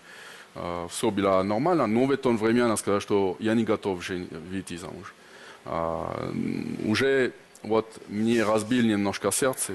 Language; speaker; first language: Russian; non-native, learner; French